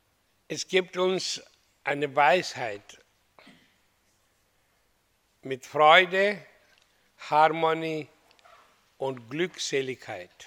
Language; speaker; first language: German; non-native, learner; Hindi